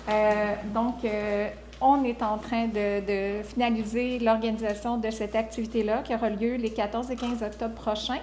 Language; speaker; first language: French; native; French